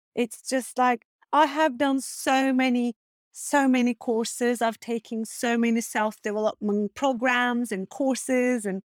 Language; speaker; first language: English; non-native, fluent; Turkish